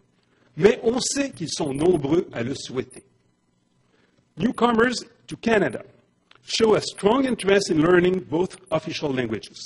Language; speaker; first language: French; native; French